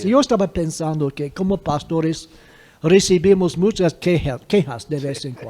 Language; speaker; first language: Spanish; non-native, fluent; English